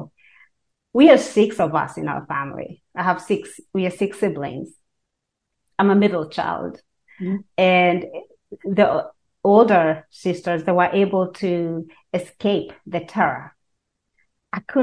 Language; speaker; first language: English; non-native, local second language; Kikuyu